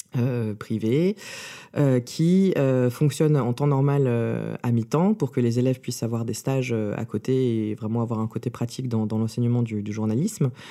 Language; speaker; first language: French; early bilingual, other home language; Russian